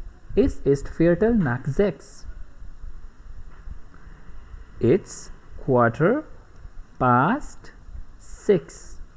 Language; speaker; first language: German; non-native, fluent; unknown